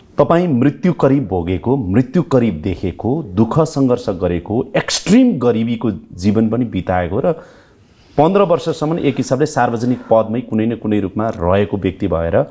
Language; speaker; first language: Nepali; native; Nepali